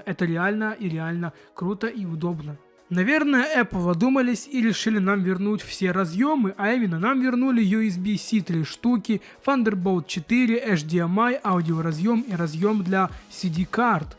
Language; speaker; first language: Russian; native; Russian